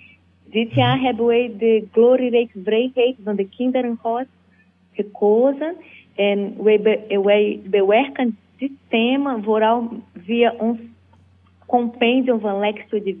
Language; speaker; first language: Dutch; non-native, learner; Portuguese